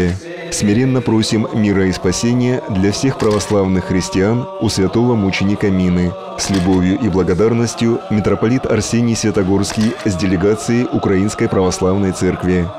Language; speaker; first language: Russian; native; Russian